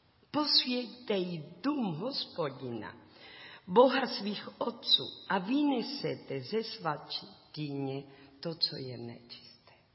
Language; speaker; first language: Czech; non-native, learner; Spanish